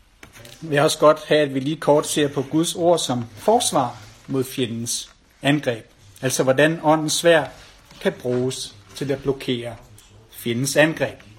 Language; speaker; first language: Danish; native; Danish